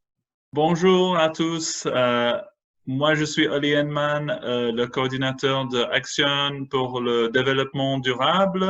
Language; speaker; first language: French; non-native, fluent; English